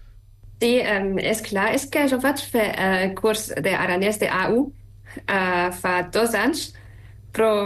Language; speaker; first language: Catalan; non-native, fluent; German